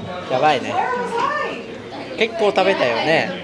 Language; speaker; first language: Japanese; non-native, fluent; Vietnamese